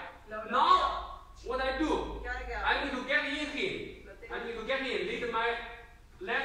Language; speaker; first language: English; non-native, learner; Chinese